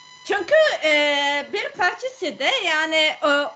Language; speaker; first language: Turkish; non-native, learner; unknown